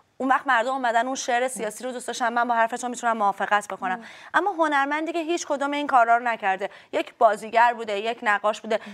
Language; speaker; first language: Persian; native; Persian